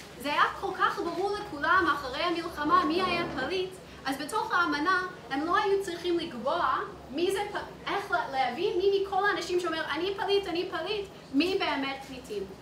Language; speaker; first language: Hebrew; non-native, fluent; English